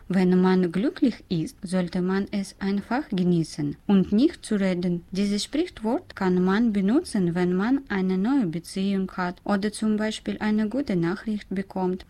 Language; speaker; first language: German; non-native, learner; Russian